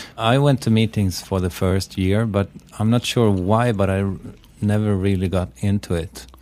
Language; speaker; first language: English; non-native, fluent; Swedish